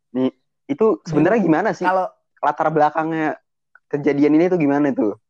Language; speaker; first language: Indonesian; native; Indonesian